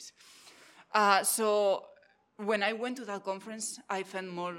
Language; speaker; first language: English; non-native, fluent; Catalan